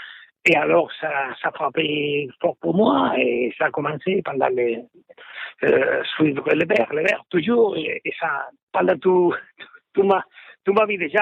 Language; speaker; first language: French; non-native, fluent; Spanish